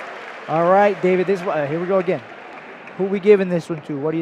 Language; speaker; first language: English; native; English